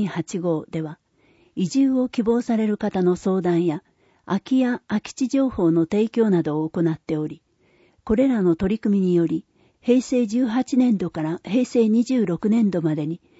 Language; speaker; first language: Japanese; native; Japanese